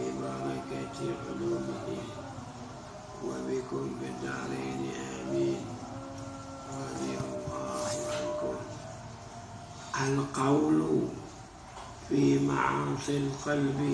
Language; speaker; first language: Arabic; non-native, fluent; Indonesian